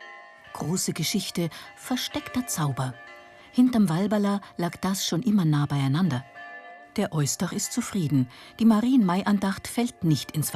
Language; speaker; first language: German; native; German